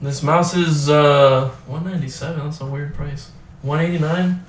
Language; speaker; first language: English; native; English